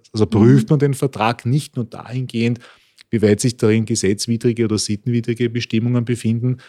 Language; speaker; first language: German; native; German